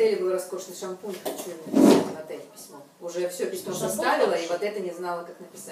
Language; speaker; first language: Russian; native; Russian